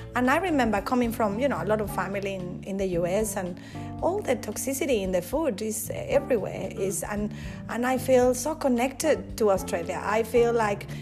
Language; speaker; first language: English; non-native, fluent; Spanish